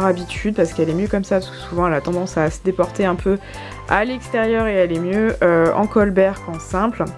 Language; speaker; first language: French; native; French